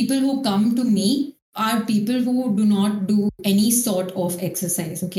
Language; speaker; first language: English; non-native, local second language; Hindi